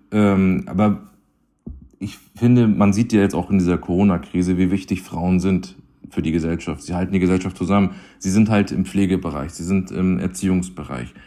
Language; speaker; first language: German; native; German